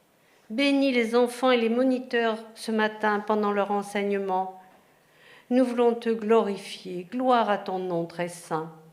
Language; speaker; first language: French; native; French